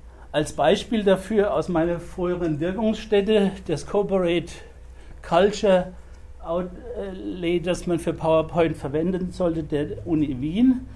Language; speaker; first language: German; native; German